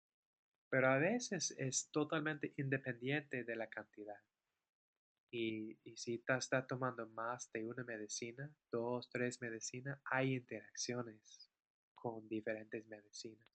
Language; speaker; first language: Spanish; non-native, fluent; English